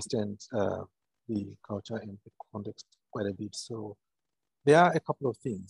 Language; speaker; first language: English; non-native, local second language; Shona